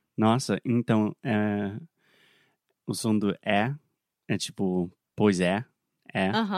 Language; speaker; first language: Portuguese; non-native, fluent; English